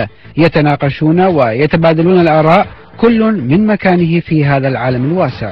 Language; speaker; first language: Arabic; native; Arabic